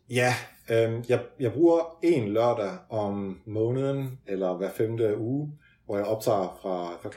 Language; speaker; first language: Danish; early bilingual, other home language; Dutch